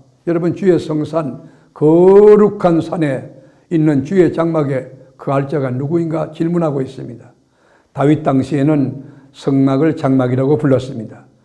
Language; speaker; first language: Korean; native; Korean